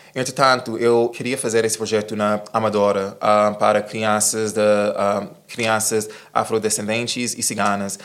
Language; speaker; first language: Portuguese; non-native, fluent; English